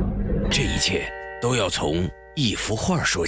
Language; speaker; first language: Chinese; native; Chinese